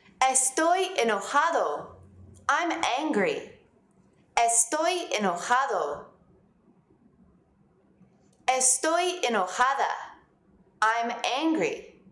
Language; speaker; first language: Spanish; non-native, fluent; English